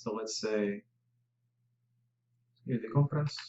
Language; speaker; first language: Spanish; non-native, fluent; English